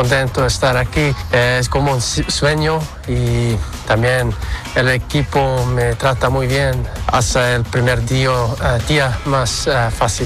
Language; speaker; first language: Spanish; early bilingual, heritage; Spanish